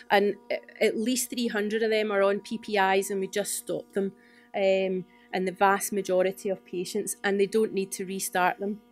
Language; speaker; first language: English; native; English